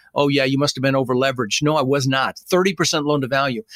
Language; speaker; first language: English; early bilingual, other home language; Dutch